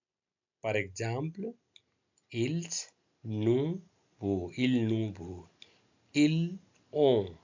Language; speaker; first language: French; non-native, learner; Nepali